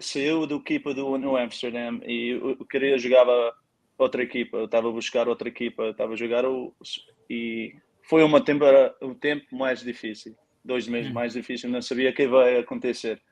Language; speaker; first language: Portuguese; early bilingual, heritage; Portuguese